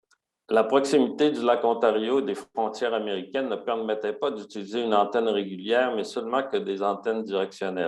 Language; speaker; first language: French; native; French